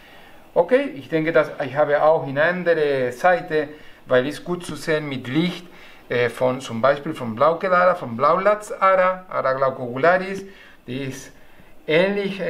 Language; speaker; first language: German; non-native, learner; Spanish